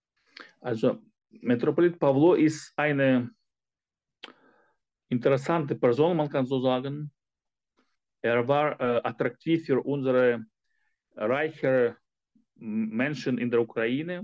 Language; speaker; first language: German; non-native, fluent; Ukrainian